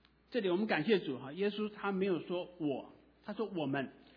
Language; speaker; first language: Chinese; native; Chinese